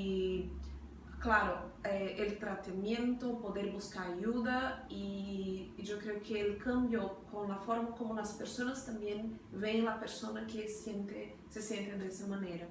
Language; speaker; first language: Spanish; non-native, fluent; Portuguese